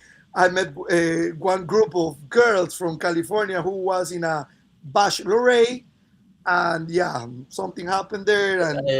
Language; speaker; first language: English; non-native, fluent; Spanish